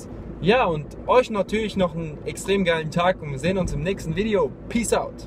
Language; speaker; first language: German; native; German